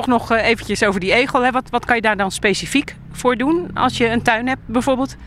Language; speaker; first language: Dutch; native; Dutch